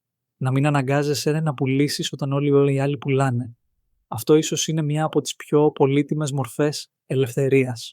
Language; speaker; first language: Greek; native; Greek